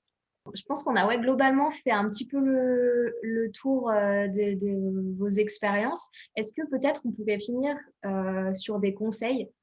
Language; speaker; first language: French; native; French